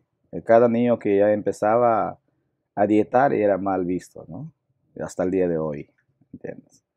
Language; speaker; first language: Spanish; non-native, local second language; Shipibo-Conibo